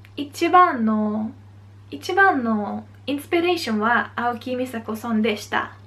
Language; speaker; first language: Japanese; non-native, fluent; Dutch